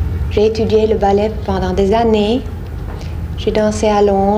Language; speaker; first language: French; non-native, fluent; Dutch